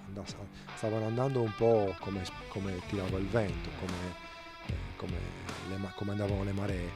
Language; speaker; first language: Italian; native; Italian